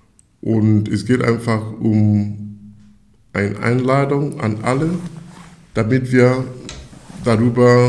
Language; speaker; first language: German; non-native, fluent; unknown